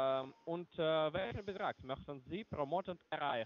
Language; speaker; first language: German; non-native, learner; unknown